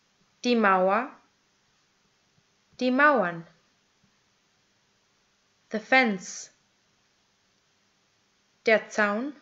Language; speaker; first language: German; native; German